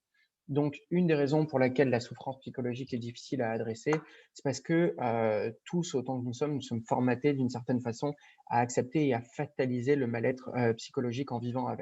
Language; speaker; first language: French; native; French